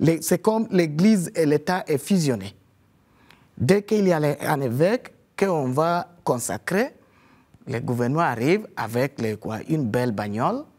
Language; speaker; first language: French; non-native, fluent; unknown